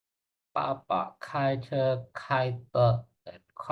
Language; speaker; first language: Chinese; non-native, learner; Indonesian